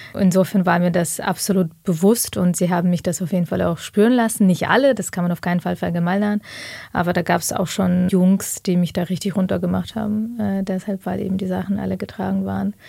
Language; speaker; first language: German; early bilingual, other home language; Russian